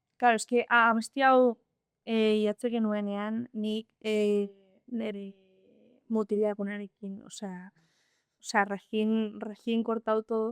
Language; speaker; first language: Basque; non-native, local second language; Spanish